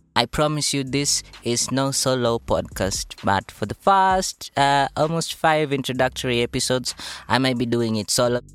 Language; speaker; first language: English; non-native, local second language; Luyia